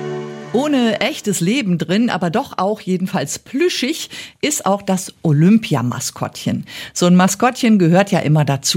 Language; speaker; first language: German; native; German